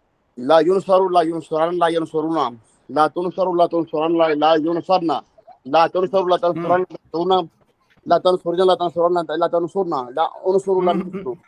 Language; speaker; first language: Arabic; non-native, learner; Urdu